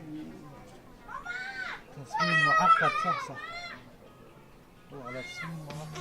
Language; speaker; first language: Arabic; native; Arabic